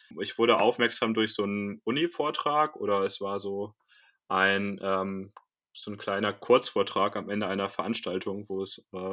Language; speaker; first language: German; native; German